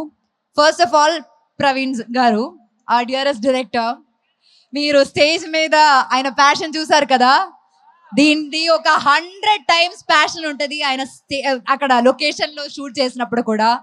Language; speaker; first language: Telugu; non-native, fluent; Malayalam